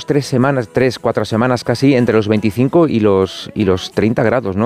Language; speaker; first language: Spanish; native; Spanish